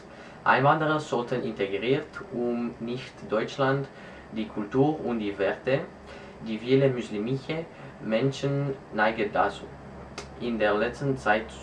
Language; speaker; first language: German; non-native, learner; French